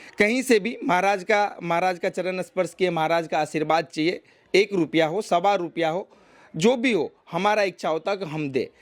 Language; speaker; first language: Hindi; native; Hindi